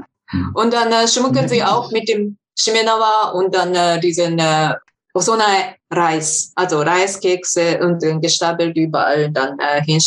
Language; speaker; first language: German; non-native, fluent; Japanese